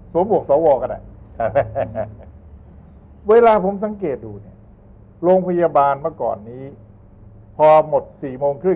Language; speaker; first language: Thai; native; Thai